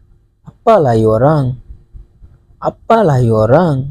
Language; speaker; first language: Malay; non-native, learner; Bangla